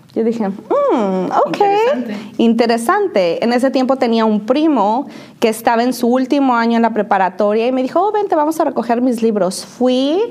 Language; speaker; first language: Spanish; native; Spanish